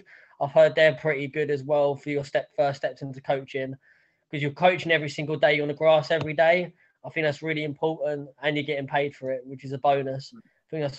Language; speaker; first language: English; native; English